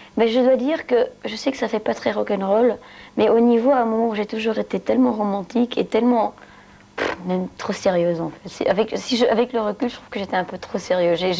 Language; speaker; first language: French; non-native, local second language; Dutch